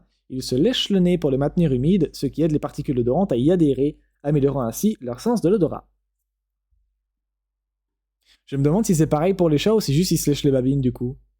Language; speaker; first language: French; native; French